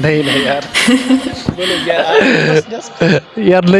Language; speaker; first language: Hindi; non-native, learner; Somali